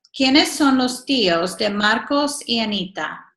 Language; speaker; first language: Spanish; non-native, fluent; English